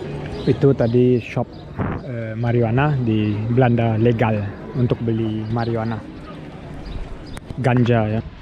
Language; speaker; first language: Indonesian; early bilingual, heritage; German